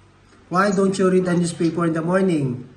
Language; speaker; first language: English; non-native, local second language; Filipino